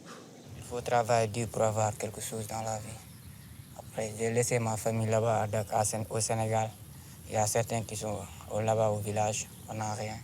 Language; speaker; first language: French; non-native, local second language; Wolof